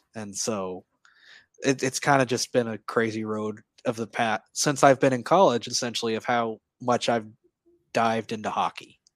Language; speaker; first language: English; native; English